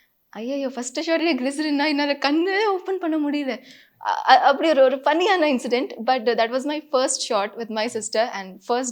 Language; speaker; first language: Tamil; non-native, fluent; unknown